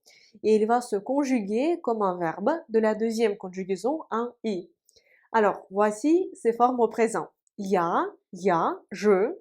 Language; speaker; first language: French; non-native, fluent; Russian